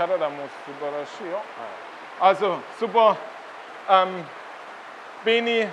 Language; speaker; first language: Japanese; non-native, learner; German